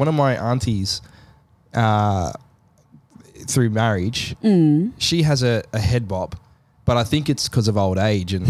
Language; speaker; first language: English; native; English